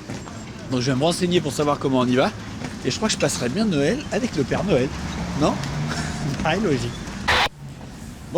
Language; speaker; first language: French; native; French